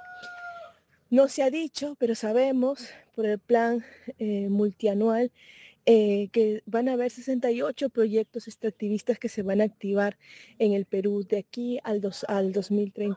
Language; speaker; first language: Spanish; native; Spanish